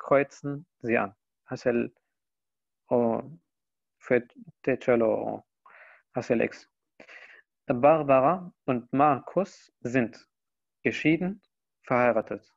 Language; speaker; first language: German; non-native, fluent; Spanish